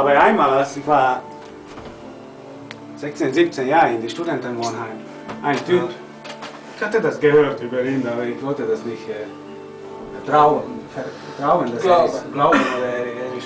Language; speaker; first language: German; non-native, learner; Slovak